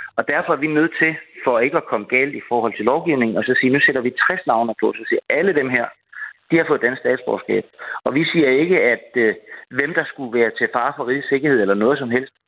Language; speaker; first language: Danish; native; Danish